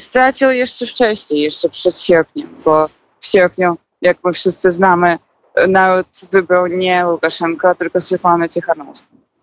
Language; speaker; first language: Polish; non-native, fluent; Russian